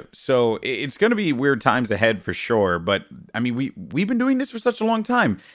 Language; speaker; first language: English; native; English